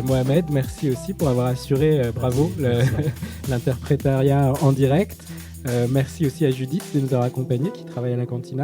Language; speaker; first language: French; native; French